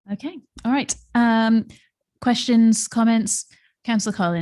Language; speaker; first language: English; native; English